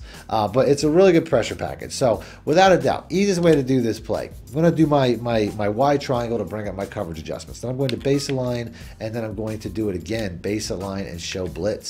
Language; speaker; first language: English; native; English